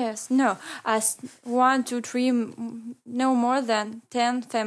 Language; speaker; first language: English; non-native, learner; Ingush